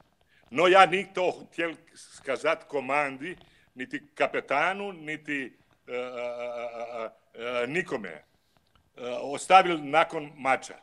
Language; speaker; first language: Russian; non-native, learner; Croatian